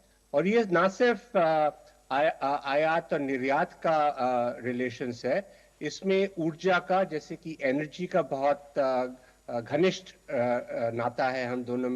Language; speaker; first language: Hindi; native; Hindi